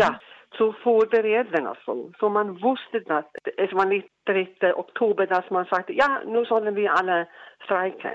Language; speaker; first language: German; non-native, learner; Icelandic